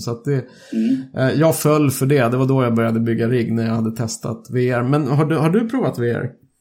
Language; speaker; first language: Swedish; native; Swedish